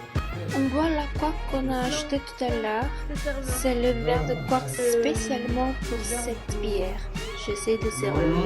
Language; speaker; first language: French; non-native, fluent; Korean